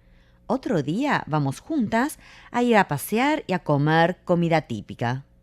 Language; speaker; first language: Spanish; non-native, fluent; Chinese